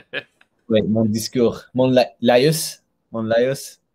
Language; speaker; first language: French; non-native, learner; English